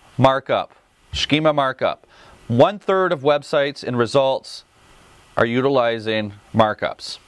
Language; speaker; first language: English; native; English